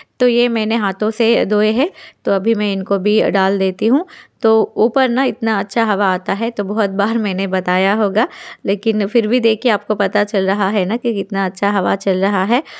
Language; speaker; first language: Hindi; non-native, local second language; Telugu